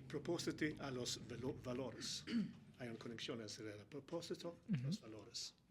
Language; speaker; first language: Spanish; non-native, learner; Swedish